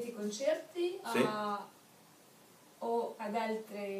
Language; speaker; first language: Italian; non-native, learner; Russian